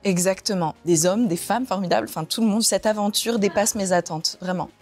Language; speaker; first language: French; native; French